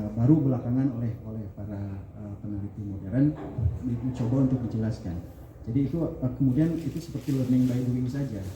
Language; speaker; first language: Indonesian; non-native, local second language; Sundanese